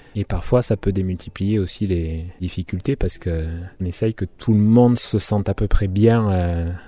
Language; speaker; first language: French; native; French